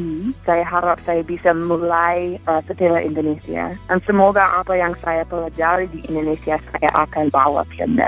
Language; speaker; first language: Indonesian; non-native, fluent; English